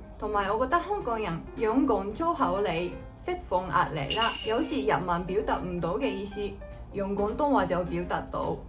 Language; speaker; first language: Cantonese; non-native, fluent; Japanese